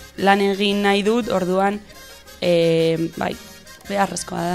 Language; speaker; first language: Basque; non-native, local second language; Spanish